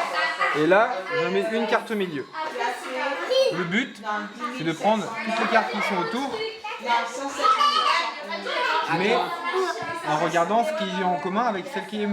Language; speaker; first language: French; native; French